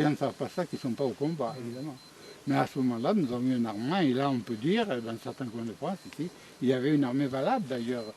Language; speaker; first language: French; native; French